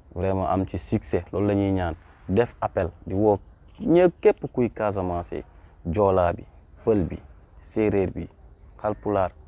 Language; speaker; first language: Wolof; non-native, local second language; Mandingo